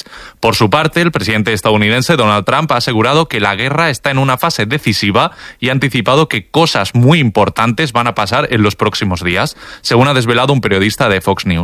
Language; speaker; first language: Spanish; native; Spanish